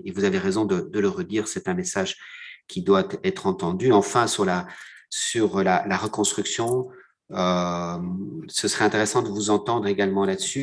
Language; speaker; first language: French; native; French